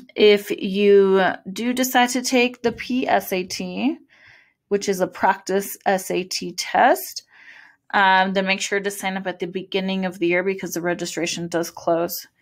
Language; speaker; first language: English; native; English